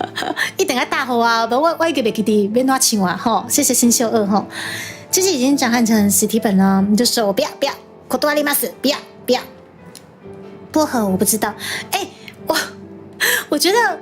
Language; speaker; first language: Chinese; native; Chinese